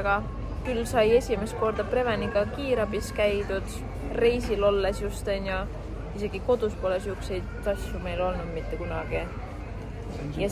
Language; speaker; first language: Estonian; native; Estonian